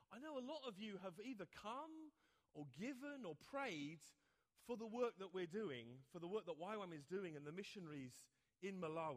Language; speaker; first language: English; native; English